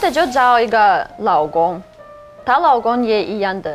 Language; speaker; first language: Chinese; non-native, fluent; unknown